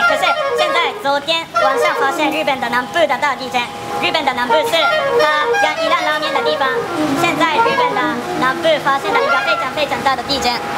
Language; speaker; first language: Chinese; non-native, learner; Japanese